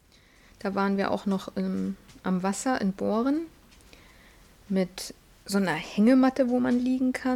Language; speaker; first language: German; native; German